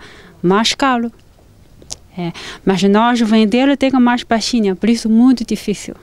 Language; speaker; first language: Portuguese; non-native, learner; Chinese